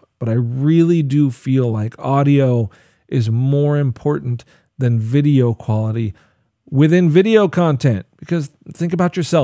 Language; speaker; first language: English; native; English